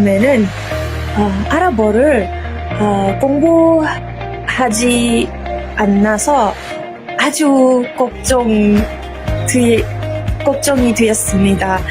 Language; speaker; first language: Korean; non-native, learner; Malay